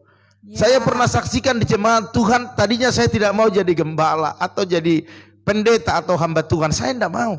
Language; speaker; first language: Indonesian; native; Indonesian